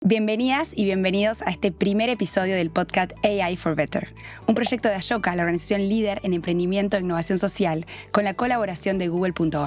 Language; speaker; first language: Spanish; native; Spanish